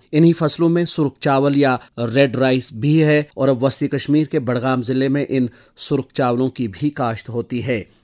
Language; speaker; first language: Urdu; non-native, local second language; Kashmiri